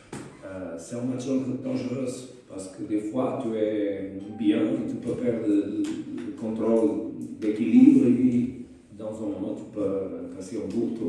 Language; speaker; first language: French; non-native, fluent; Portuguese